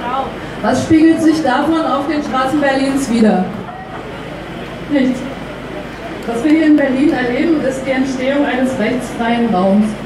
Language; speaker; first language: German; native; German